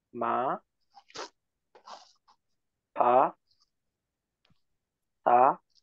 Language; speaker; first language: Korean; non-native, learner; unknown